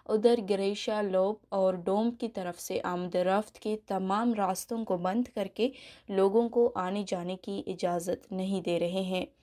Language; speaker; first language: Urdu; non-native, local second language; Baluchi